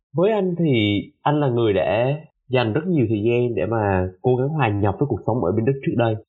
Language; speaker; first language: Vietnamese; native; Vietnamese